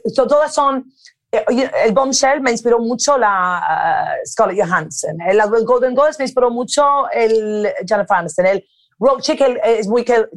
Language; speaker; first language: Spanish; early bilingual, other home language; English